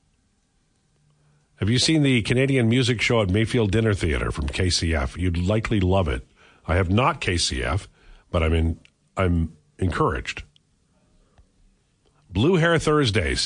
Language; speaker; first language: English; native; English